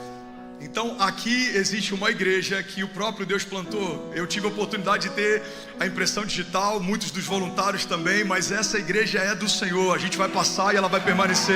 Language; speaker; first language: Portuguese; native; Portuguese